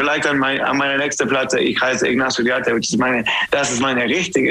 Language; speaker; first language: German; non-native, fluent; English